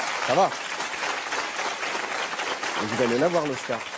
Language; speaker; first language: French; native; French